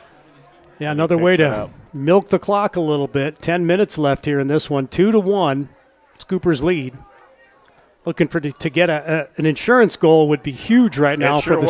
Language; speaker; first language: English; native; English